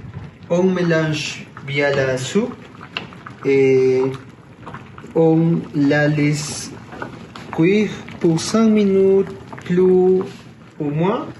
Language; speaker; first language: French; non-native, learner; Spanish